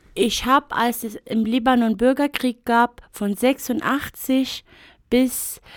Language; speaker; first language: German; non-native, fluent; Arabic